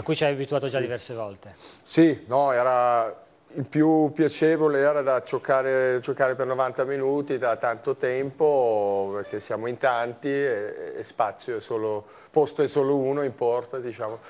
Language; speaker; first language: Italian; non-native, fluent; German